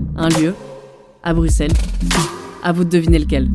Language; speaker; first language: French; native; French